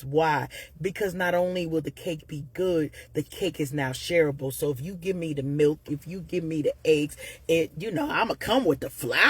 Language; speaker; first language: English; native; English